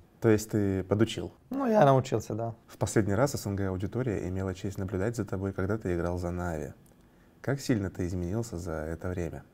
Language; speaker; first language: Russian; native; Russian